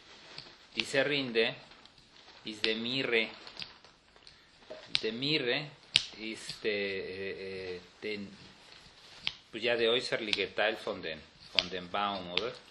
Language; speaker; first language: German; non-native, fluent; Spanish